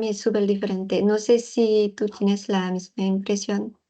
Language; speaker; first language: Spanish; non-native, fluent; French